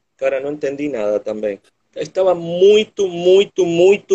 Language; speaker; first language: Portuguese; non-native, learner; Spanish